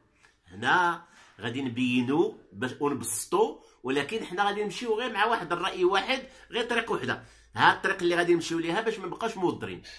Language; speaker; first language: Arabic; native; Arabic